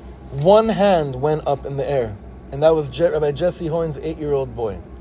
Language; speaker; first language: English; native; English